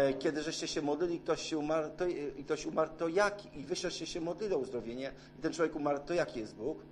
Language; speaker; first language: Polish; non-native, learner; Russian